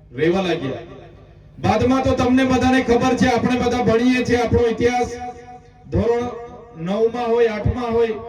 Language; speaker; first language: Gujarati; non-native, local second language; Vasavi